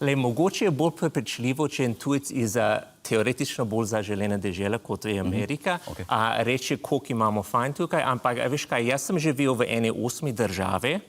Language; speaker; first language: Slovenian; non-native, fluent; English